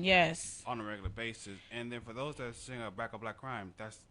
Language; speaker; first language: English; native; English